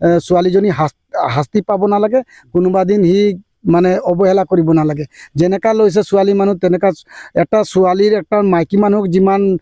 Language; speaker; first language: Assamese; non-native, local second language; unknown